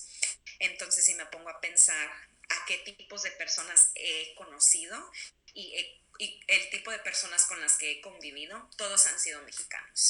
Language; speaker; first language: Spanish; early bilingual, other home language; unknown